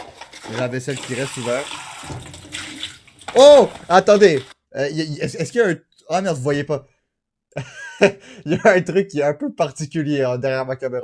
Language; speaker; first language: French; native; French